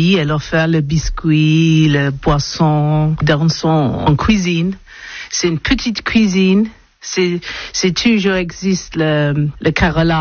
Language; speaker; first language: French; non-native, learner; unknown